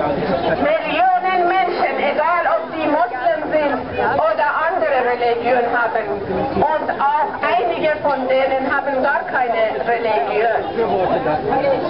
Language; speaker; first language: German; non-native, fluent; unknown